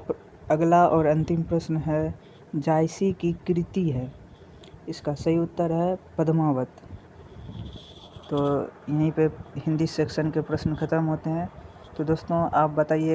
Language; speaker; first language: Hindi; native; Hindi